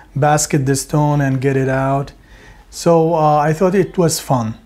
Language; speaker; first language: English; non-native, fluent; Arabic